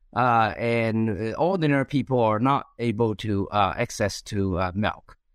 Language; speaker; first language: English; non-native, fluent; Chinese